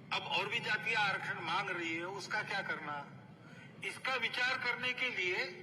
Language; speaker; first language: Hindi; non-native, local second language; Marathi